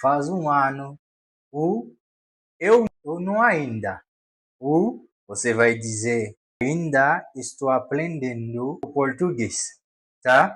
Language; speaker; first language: Portuguese; non-native, learner; Haitian Creole